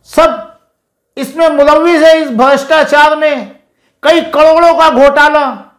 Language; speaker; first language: Hindi; non-native, local second language; Urdu